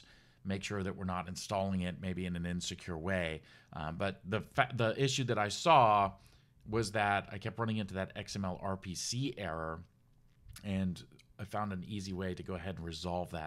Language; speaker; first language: English; native; English